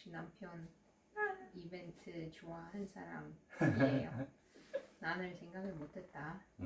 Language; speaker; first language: Korean; non-native, fluent; Russian